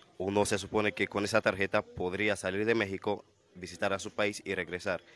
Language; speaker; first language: Spanish; non-native, fluent; Haitian Creole